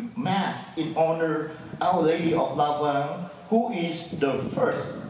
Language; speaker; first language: English; non-native, fluent; Vietnamese